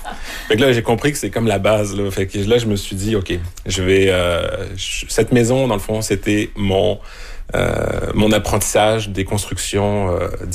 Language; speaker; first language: French; native; French